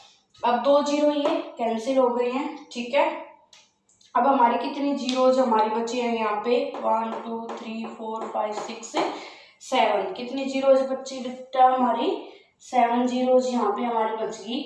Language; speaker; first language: Hindi; native; Hindi